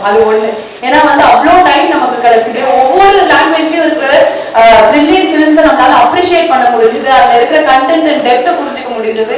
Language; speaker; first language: Tamil; native; Tamil